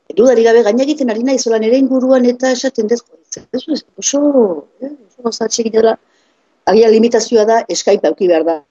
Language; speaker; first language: Basque; native; Basque